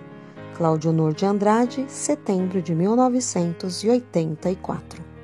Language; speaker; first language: Portuguese; native; Portuguese